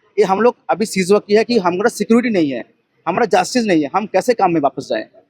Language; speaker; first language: Hindi; non-native, local second language; Bangla